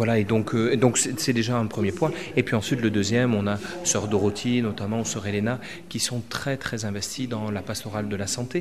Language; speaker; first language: French; native; French